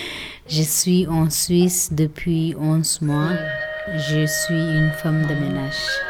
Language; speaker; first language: French; non-native, learner; Tibetan